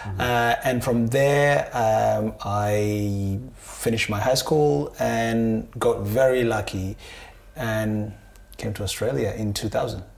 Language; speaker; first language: English; non-native, local second language; Sinhala